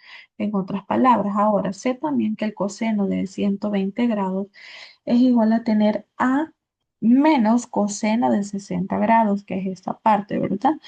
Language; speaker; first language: Spanish; native; Spanish